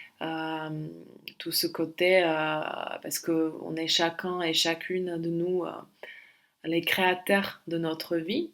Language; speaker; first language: French; non-native, fluent; Slovak